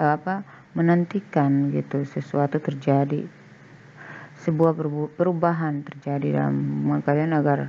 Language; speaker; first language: Indonesian; native; Indonesian